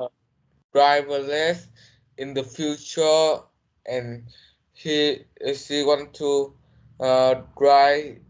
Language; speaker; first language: English; non-native, learner; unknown